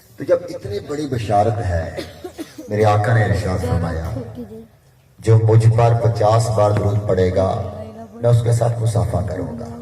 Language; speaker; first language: Urdu; non-native, local second language; Punjabi